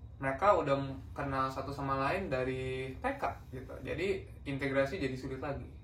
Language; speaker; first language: Indonesian; native; Indonesian